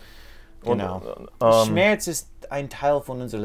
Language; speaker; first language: German; non-native, fluent; English